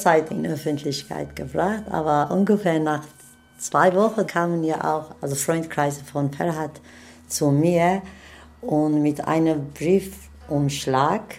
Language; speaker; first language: German; non-native, learner; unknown